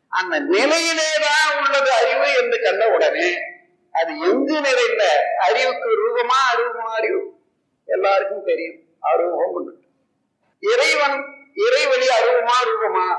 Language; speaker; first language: Tamil; native; Tamil